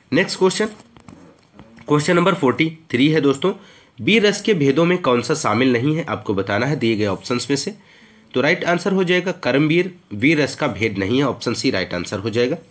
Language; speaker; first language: Hindi; native; Hindi